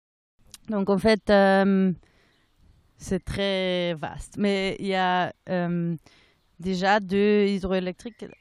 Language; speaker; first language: French; non-native, fluent; German